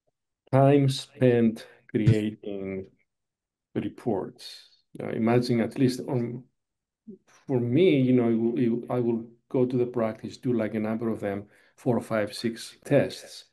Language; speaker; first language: English; non-native, fluent; Greek